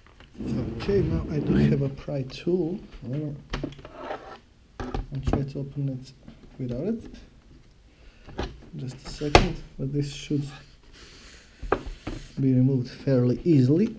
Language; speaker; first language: English; non-native, fluent; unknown